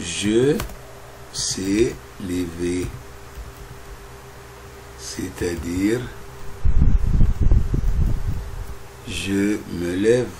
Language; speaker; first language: French; non-native, fluent; Arabic